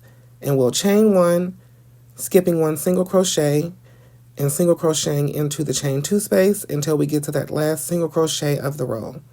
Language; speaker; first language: English; native; English